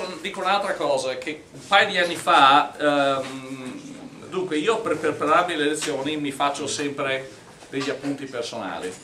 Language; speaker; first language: Italian; non-native, fluent; English